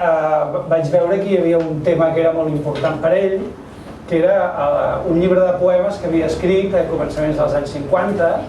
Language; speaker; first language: Catalan; native; Catalan